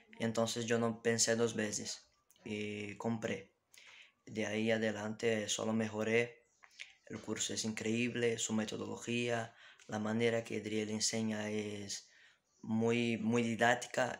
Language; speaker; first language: Spanish; non-native, fluent; Portuguese